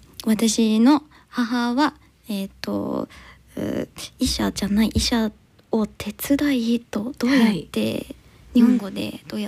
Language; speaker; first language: Japanese; non-native, learner; English